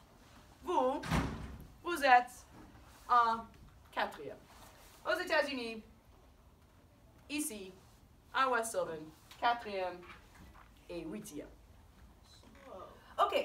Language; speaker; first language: French; non-native, fluent; English